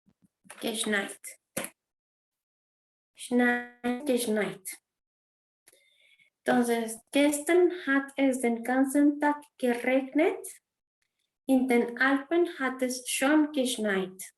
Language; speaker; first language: German; non-native, fluent; Spanish